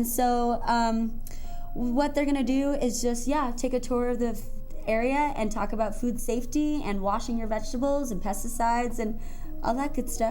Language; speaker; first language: English; native; English